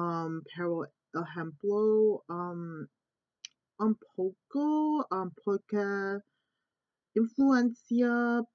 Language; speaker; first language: Spanish; non-native, learner; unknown